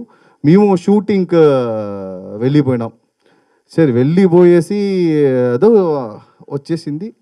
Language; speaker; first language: Telugu; non-native, learner; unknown